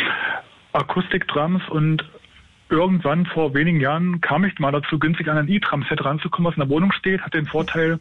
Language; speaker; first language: German; native; German